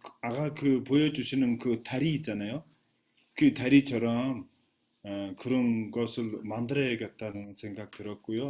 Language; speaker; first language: Korean; non-native, fluent; Mongolian